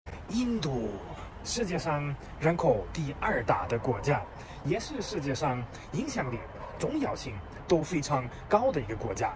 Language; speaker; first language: Chinese; non-native, fluent; German